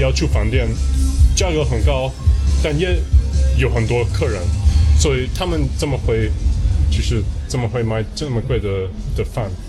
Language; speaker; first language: Chinese; non-native, learner; English